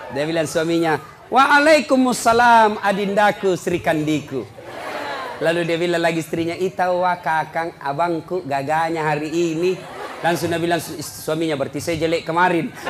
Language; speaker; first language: Indonesian; non-native, local second language; Buginese